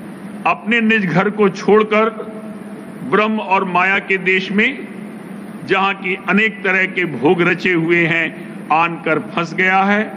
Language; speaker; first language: Hindi; native; Hindi